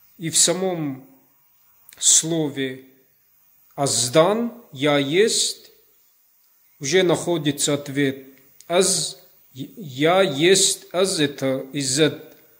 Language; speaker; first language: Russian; non-native, local second language; Ossetic